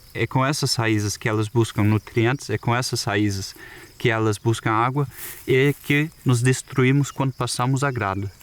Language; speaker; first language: Portuguese; non-native, fluent; German